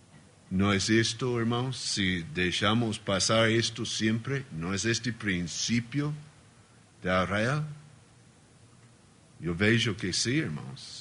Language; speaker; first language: Spanish; non-native, learner; Portuguese